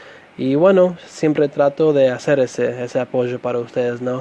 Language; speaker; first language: Spanish; non-native, fluent; English